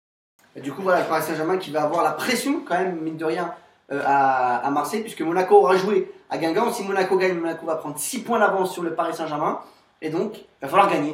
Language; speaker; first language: French; native; French